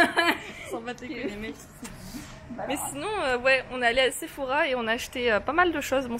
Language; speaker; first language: French; native; French